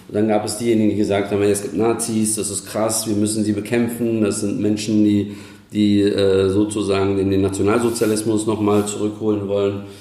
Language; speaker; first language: German; early bilingual, other home language; Turkish